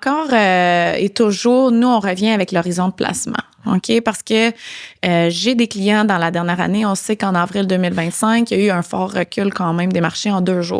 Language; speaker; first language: French; native; French